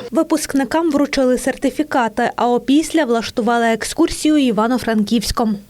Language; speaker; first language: Ukrainian; native; Ukrainian